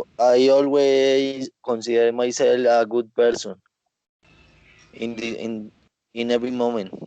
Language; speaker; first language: English; non-native, learner; Spanish